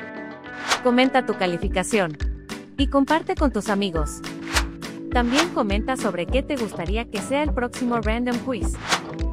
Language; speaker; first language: Spanish; native; Spanish